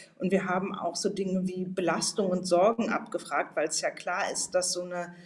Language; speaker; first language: German; native; German